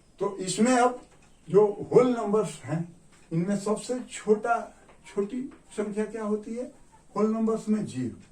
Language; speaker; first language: Hindi; native; Hindi